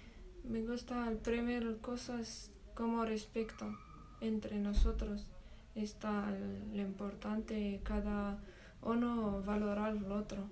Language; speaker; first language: Spanish; non-native, learner; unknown